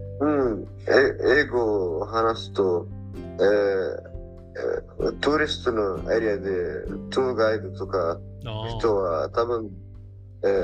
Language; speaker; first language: Japanese; non-native, learner; Arabic